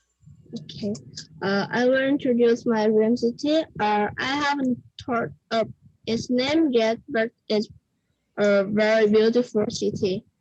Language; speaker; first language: English; non-native, learner; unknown